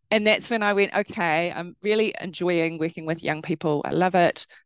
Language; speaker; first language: English; native; English